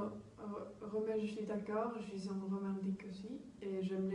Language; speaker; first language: French; non-native, learner; Spanish